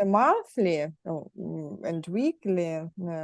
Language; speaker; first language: English; non-native, learner; Russian